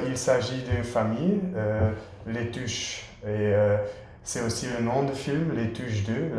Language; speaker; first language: French; non-native, learner; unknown